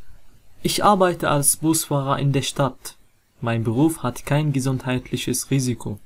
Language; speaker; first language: German; non-native, fluent; Arabic